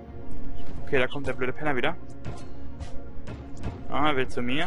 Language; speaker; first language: German; native; German